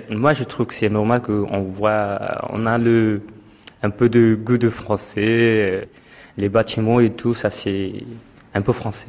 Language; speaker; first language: French; non-native, fluent; Tamil